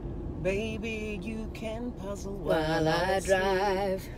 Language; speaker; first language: English; native; English